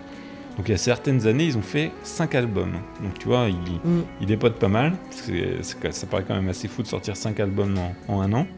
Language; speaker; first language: French; native; French